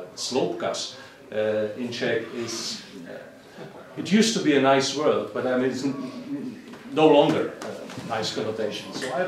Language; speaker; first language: English; non-native, fluent; Czech